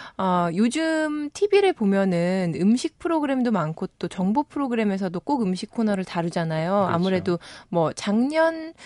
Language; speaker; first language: Korean; native; Korean